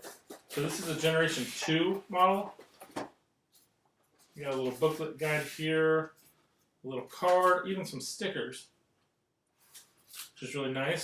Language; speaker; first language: English; native; English